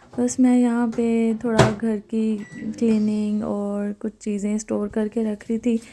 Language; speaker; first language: Urdu; native; Urdu